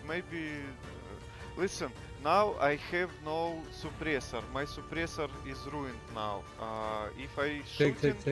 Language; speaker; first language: English; non-native, learner; Russian